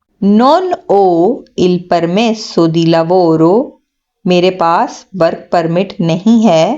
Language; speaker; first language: Italian; non-native, learner; Urdu